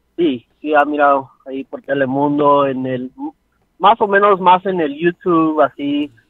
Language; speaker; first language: Spanish; early bilingual, heritage; Spanish